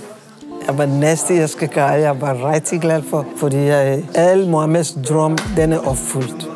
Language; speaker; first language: Danish; non-native, learner; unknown